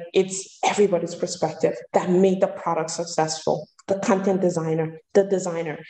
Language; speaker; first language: English; early bilingual, other home language; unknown